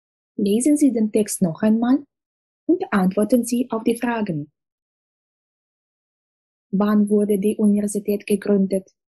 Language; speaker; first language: German; non-native, fluent; Russian